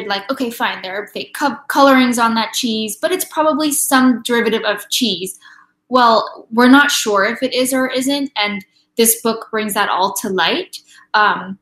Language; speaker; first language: English; non-native, local second language; Filipino